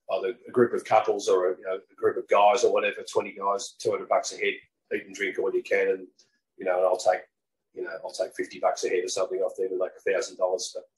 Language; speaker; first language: English; native; English